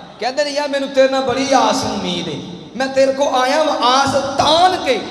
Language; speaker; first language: Urdu; non-native, local second language; Punjabi